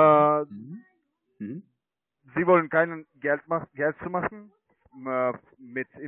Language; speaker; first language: German; non-native, learner; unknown